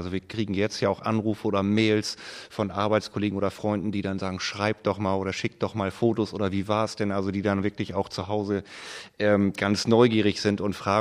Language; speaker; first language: German; native; German